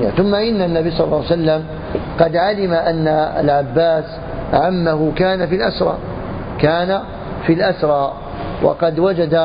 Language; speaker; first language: Arabic; native; Arabic